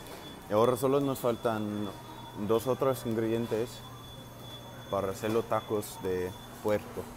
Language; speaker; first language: Spanish; non-native, learner; English